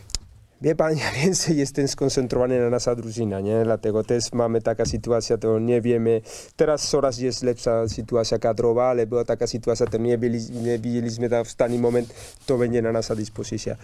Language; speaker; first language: Polish; non-native, learner; Spanish